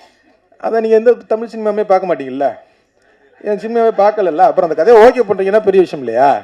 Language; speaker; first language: Tamil; native; Tamil